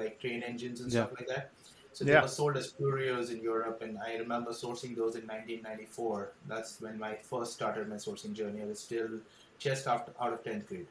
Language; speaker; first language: English; non-native, local second language; Hindi